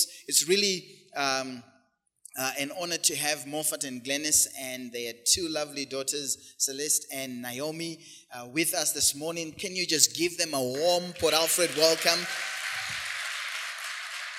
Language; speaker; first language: English; non-native, local second language; Shona